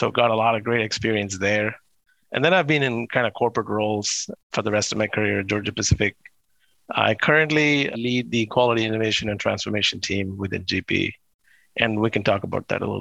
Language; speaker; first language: English; non-native, local second language; Tamil